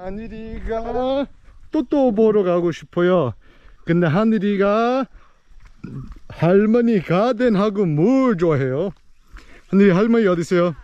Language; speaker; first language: Korean; early bilingual, heritage; Korean